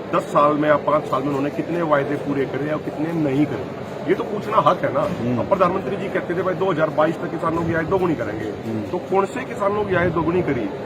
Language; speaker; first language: Hindi; native; Hindi